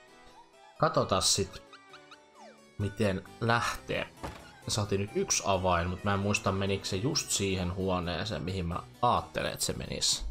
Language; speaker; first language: Finnish; native; Finnish